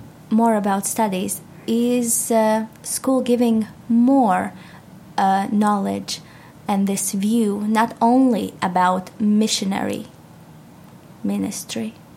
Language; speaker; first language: English; non-native, fluent; Latvian